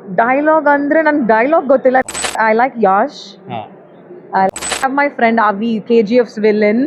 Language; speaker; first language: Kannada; non-native, learner; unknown